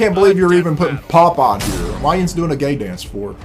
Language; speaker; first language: English; native; English